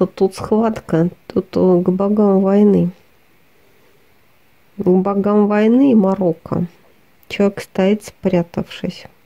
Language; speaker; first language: Russian; native; Russian